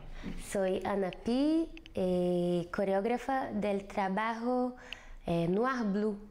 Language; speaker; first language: Spanish; non-native, fluent; Portuguese